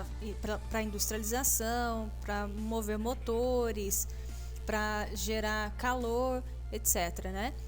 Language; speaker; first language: Portuguese; native; Portuguese